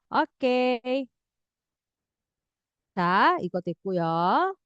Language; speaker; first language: Korean; non-native, fluent; Indonesian